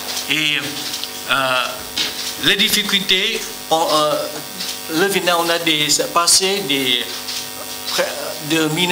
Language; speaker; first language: French; non-native, learner; Vietnamese